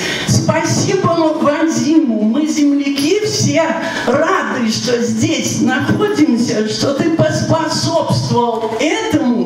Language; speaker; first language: Russian; native; Russian